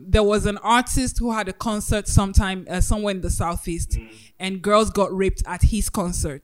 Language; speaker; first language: English; non-native, local second language; Yoruba